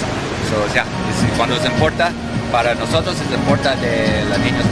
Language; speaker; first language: Spanish; non-native, learner; English